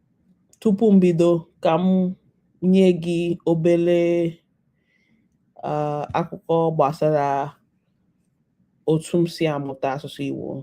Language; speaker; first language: Igbo; non-native, learner; English